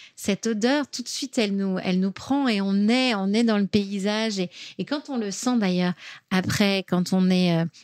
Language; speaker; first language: French; native; French